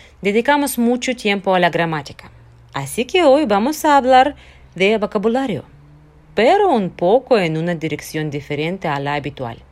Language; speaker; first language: Spanish; non-native, fluent; Russian